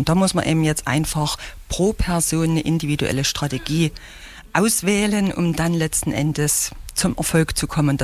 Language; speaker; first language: German; native; German